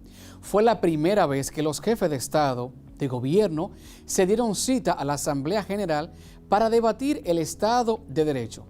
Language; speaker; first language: Spanish; native; Spanish